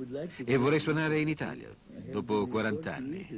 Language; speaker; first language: Italian; non-native, fluent; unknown